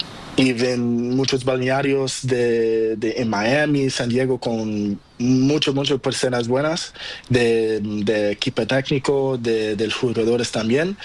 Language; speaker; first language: Spanish; non-native, learner; Portuguese